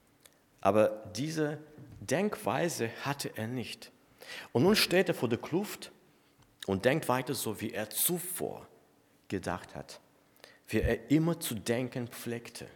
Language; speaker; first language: German; non-native, fluent; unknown